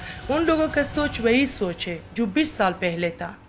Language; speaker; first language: Hindi; non-native, learner; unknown